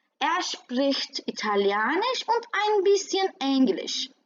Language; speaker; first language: German; non-native, fluent; Turkish